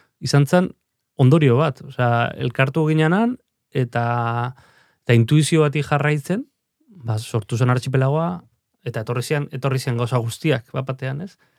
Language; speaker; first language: Basque; native; Basque